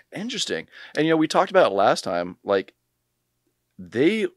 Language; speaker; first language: English; native; English